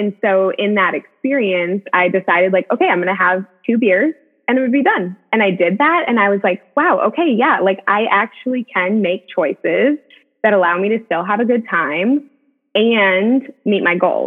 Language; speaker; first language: English; native; English